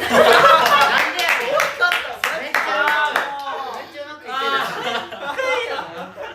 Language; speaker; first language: Japanese; native; Japanese